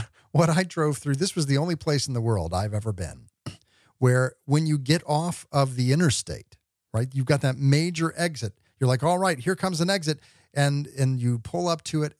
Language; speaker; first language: English; native; English